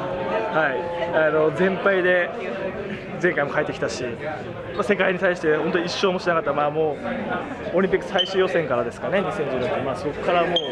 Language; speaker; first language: Japanese; native; Japanese